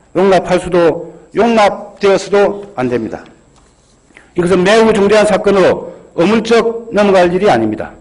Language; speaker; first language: Korean; native; Korean